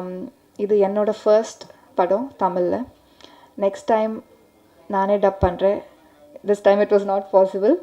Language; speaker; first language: Tamil; non-native, learner; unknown